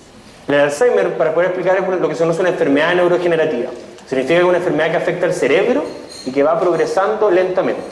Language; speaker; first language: Spanish; native; Spanish